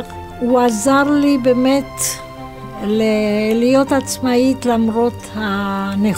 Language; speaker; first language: Hebrew; non-native, fluent; Romanian